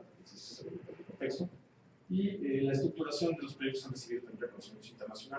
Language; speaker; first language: Spanish; native; Spanish